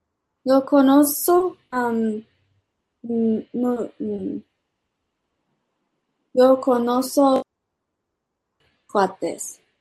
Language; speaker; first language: Spanish; early bilingual, heritage; English